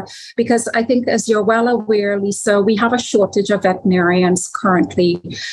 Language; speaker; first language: English; native; English